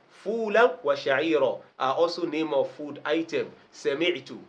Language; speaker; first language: English; non-native, local second language; Yoruba